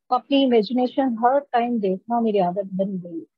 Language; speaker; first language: Hindi; native; Hindi